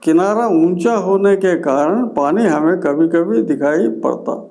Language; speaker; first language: Hindi; non-native, local second language; Telugu